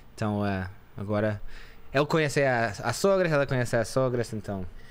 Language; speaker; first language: Portuguese; non-native, fluent; English